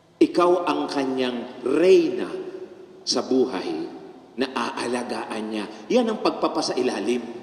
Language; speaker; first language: Filipino; native; Filipino